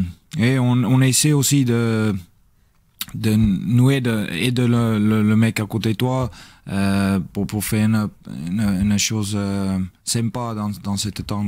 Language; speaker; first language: French; non-native, learner; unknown